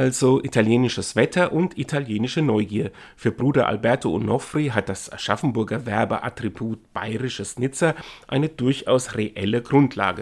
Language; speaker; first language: German; native; German